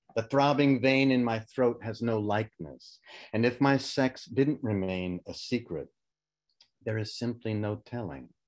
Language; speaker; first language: English; native; English